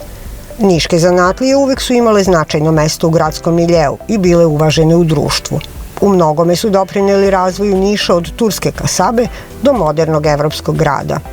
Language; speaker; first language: Serbian; native; Serbian